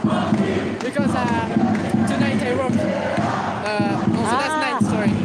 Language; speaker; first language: English; non-native, learner; French